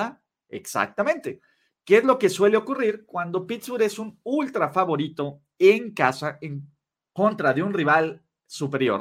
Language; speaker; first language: Spanish; native; Spanish